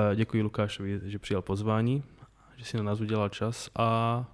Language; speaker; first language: Czech; non-native, fluent; Slovak